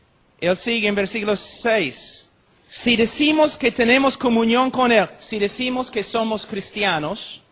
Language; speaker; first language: Spanish; non-native, fluent; English